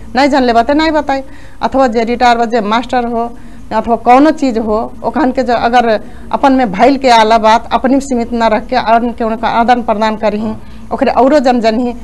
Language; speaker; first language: Bhojpuri; native; Bhojpuri